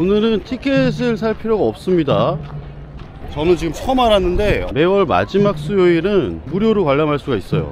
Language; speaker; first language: Korean; native; Korean